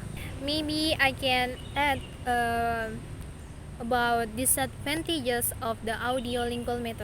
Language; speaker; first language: English; non-native, learner; Indonesian